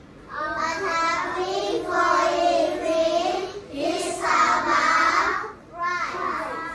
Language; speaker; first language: English; non-native, learner; Thai